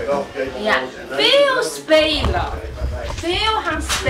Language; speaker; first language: Dutch; non-native, learner; Chinese